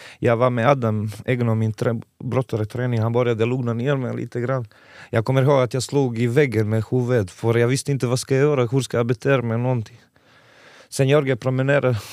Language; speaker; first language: Swedish; non-native, fluent; Serbian